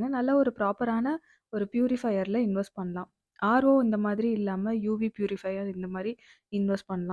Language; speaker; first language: Tamil; native; Tamil